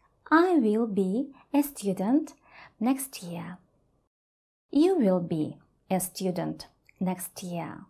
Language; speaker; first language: English; non-native, fluent; Russian